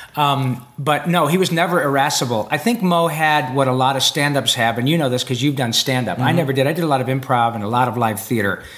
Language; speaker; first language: English; native; English